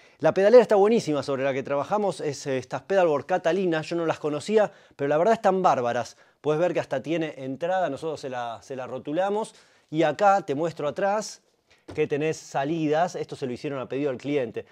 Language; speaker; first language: Spanish; native; Spanish